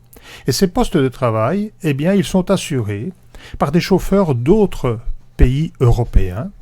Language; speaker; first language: French; native; French